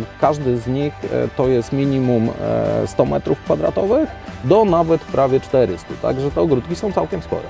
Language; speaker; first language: Polish; native; Polish